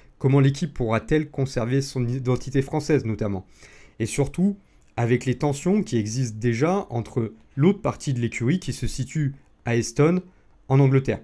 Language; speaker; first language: French; native; French